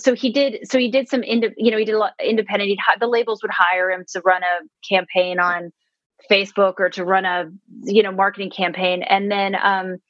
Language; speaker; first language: English; native; English